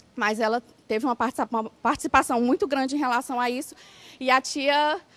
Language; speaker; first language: Portuguese; native; Portuguese